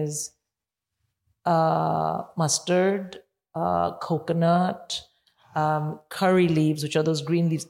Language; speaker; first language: English; non-native, local second language; Hindi